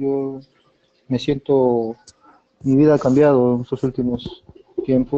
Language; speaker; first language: Spanish; native; Spanish